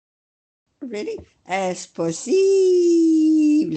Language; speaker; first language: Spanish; non-native, learner; English